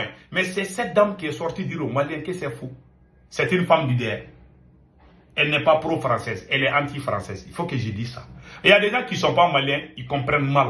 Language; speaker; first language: French; non-native, local second language; Bambara